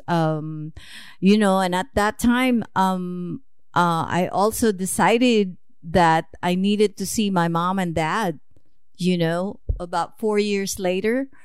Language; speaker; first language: English; non-native, local second language; Filipino